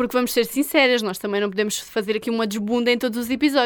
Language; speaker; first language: Portuguese; native; Portuguese